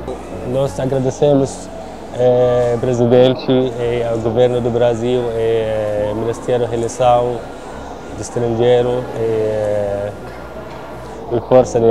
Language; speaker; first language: Portuguese; non-native, learner; Arabic